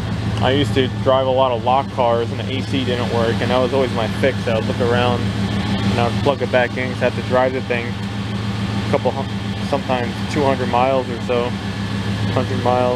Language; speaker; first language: English; native; English